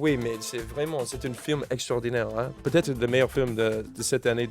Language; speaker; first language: French; non-native, fluent; English